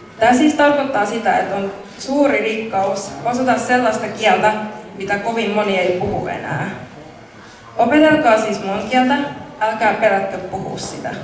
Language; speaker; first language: Finnish; early bilingual, other home language; Mon